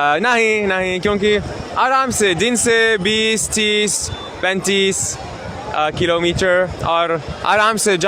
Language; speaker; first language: Hindi; non-native, learner; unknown